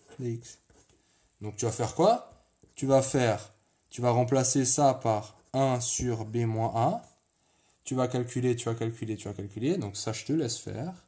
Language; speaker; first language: French; native; French